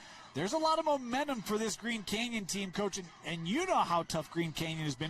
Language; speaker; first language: English; native; English